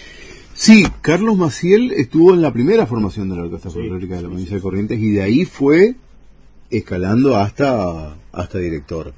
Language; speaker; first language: Spanish; native; Spanish